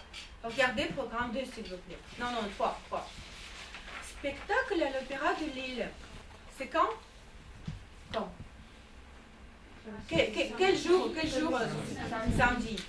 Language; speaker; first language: French; non-native, fluent; Russian